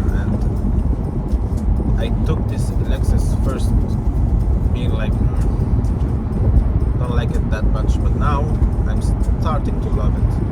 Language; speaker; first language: English; non-native, fluent; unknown